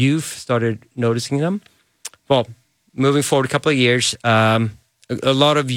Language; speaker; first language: English; non-native, fluent; Swedish